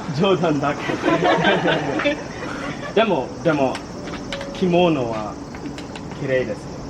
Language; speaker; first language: Japanese; non-native, learner; English